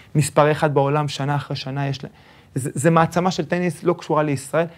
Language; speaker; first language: Hebrew; early bilingual, other home language; Spanish